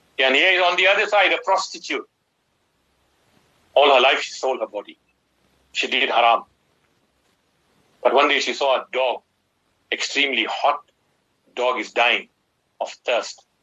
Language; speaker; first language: English; native; English